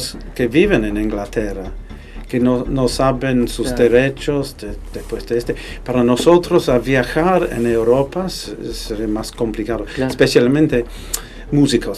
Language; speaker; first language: Spanish; non-native, fluent; English